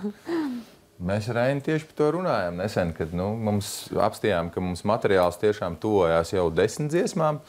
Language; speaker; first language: Latvian; native; Latvian